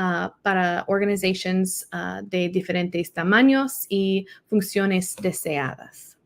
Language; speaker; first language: Spanish; non-native, learner; English